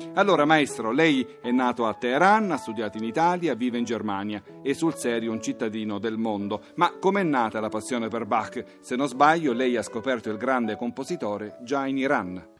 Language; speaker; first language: Italian; non-native, fluent; Persian